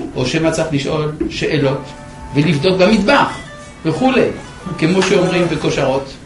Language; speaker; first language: Hebrew; non-native, fluent; French